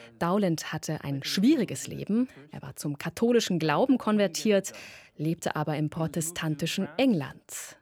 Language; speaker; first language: German; native; German